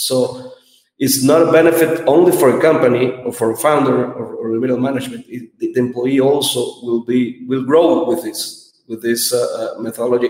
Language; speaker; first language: English; non-native, learner; Spanish